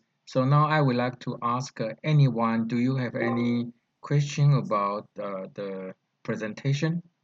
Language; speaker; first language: English; non-native, learner; Chinese